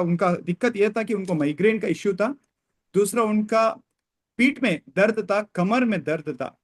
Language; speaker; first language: Hindi; non-native, local second language; Kannada